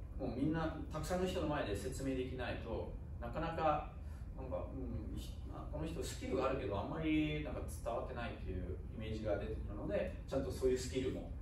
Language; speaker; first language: Japanese; non-native, fluent; German